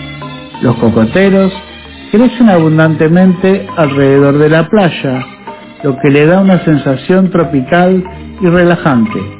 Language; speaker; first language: Spanish; non-native, fluent; Indonesian